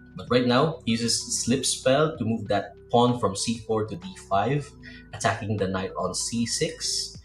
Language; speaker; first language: English; non-native, local second language; Filipino